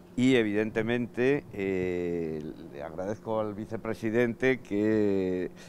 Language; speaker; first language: Spanish; native; Spanish